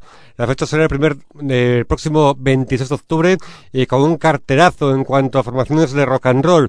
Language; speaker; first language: Spanish; native; Spanish